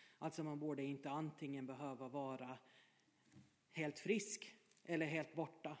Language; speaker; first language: Swedish; native; Swedish